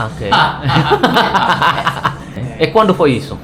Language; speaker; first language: Portuguese; non-native, learner; Indonesian